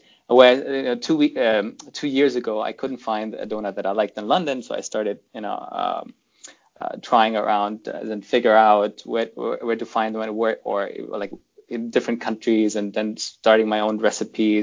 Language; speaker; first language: English; non-native, fluent; German